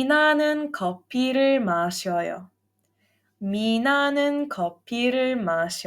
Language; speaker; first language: Korean; non-native, fluent; Serbian